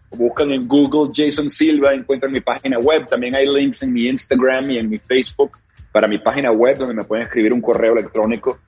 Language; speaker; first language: Spanish; native; Spanish